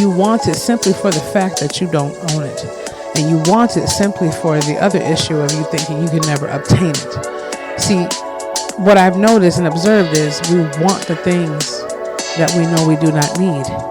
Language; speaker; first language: English; native; English